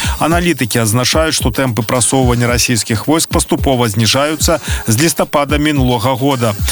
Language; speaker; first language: Belarusian; native; Belarusian